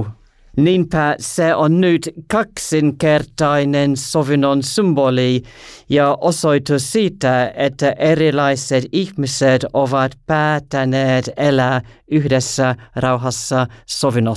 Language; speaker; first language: Finnish; non-native, learner; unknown